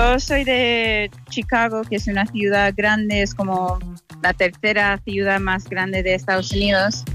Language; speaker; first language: Spanish; non-native, fluent; English